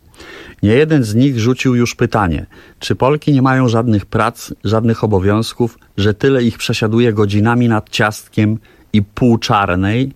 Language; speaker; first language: Polish; native; Polish